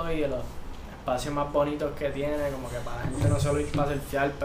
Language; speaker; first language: Spanish; native; Spanish